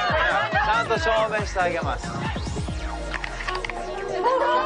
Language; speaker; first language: Japanese; early bilingual, heritage; English